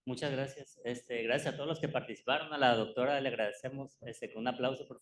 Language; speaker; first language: Spanish; native; Spanish